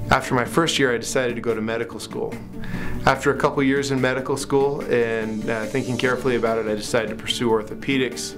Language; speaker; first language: English; native; English